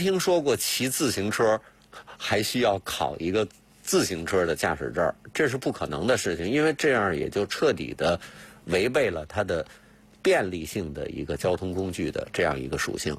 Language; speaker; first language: Chinese; native; Chinese